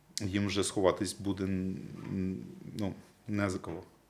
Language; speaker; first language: Ukrainian; non-native, local second language; Russian